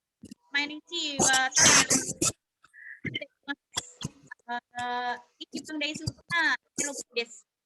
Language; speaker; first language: Japanese; non-native, learner; Indonesian